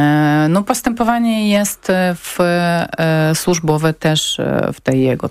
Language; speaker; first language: Polish; non-native, learner; Ukrainian